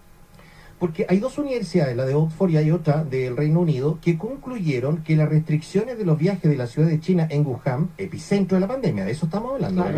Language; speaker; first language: Spanish; native; Spanish